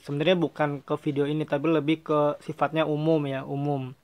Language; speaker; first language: Indonesian; native; Indonesian